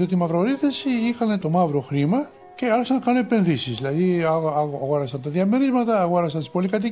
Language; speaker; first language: Greek; native; Greek